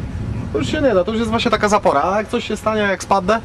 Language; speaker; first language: Polish; native; Polish